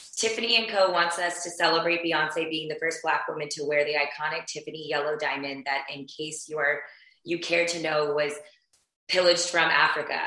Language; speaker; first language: English; early bilingual, other home language; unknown